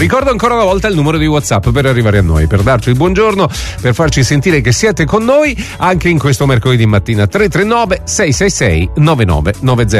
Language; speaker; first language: Italian; native; Italian